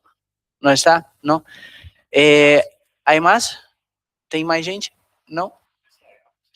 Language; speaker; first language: Spanish; non-native, fluent; Portuguese